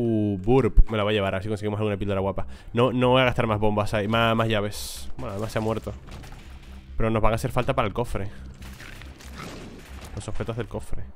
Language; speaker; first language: Spanish; native; Spanish